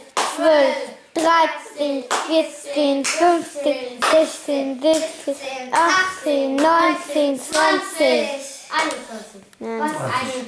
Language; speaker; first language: German; native; German